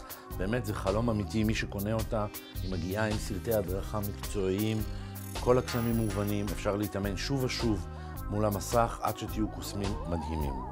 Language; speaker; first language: Hebrew; native; Hebrew